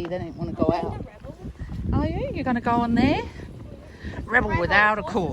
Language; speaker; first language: English; native; English